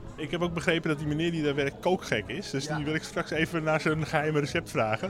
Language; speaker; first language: Dutch; native; Dutch